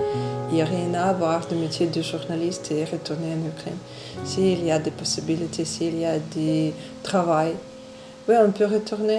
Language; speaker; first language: French; non-native, learner; Ukrainian